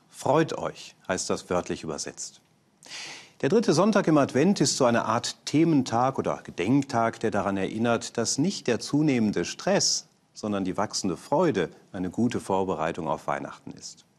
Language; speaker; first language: German; native; German